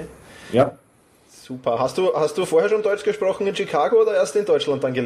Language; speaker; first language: German; native; German